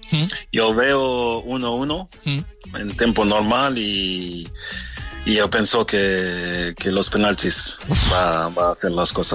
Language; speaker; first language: Spanish; non-native, fluent; French